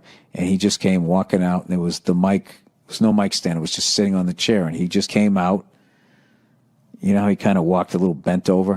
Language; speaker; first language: English; native; English